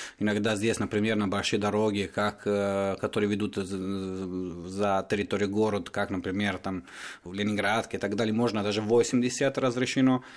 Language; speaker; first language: Russian; non-native, fluent; Italian